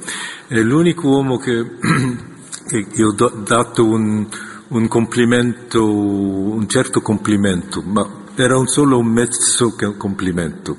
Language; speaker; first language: Italian; non-native, fluent; Korean